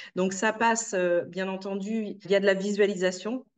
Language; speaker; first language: French; native; French